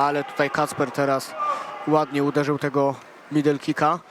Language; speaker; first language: Polish; native; Polish